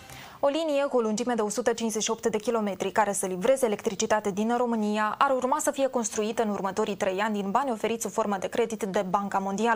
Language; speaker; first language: Romanian; native; Romanian